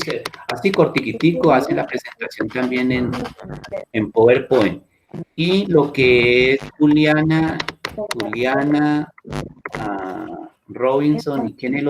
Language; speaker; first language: Spanish; native; Spanish